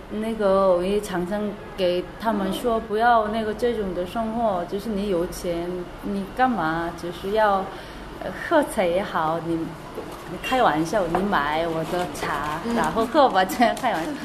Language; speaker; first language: Chinese; non-native, learner; Korean